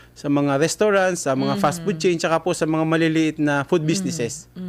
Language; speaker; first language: Filipino; native; Filipino